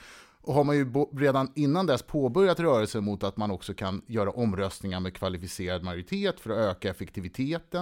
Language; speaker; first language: Swedish; native; Swedish